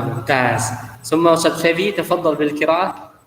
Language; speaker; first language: Arabic; non-native, fluent; Indonesian